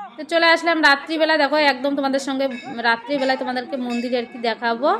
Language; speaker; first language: Bangla; non-native, local second language; Rangpuri